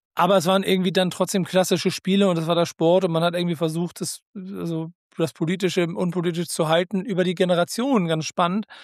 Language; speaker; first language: German; native; German